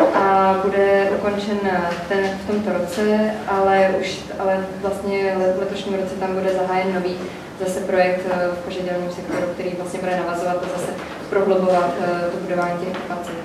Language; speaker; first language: Czech; native; Czech